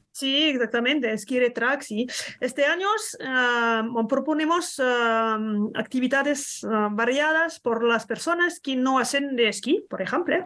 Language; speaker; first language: Spanish; non-native, learner; French